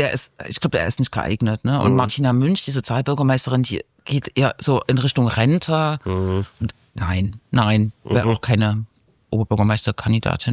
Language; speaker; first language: German; native; German